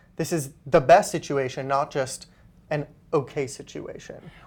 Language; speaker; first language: English; non-native, fluent; Hebrew